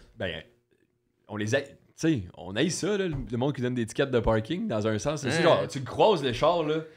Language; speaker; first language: French; native; French